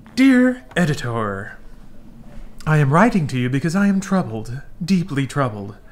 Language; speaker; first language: English; native; English